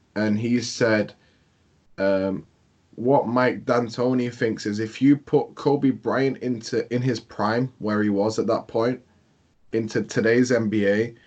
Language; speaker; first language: English; native; English